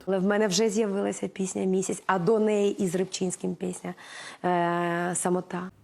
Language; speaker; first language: Ukrainian; non-native, local second language; Russian